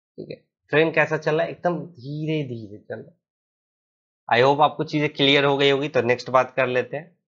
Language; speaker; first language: Hindi; native; Hindi